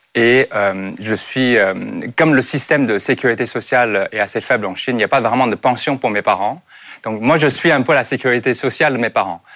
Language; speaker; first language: French; non-native, fluent; Chinese